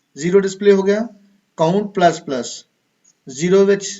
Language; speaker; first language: Hindi; non-native, local second language; Punjabi